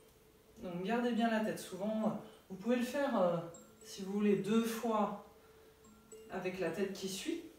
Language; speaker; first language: French; native; French